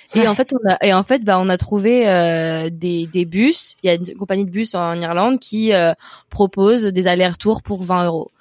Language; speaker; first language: French; native; French